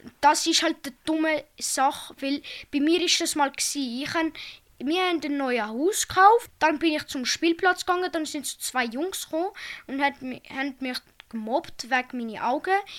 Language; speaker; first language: German; native; German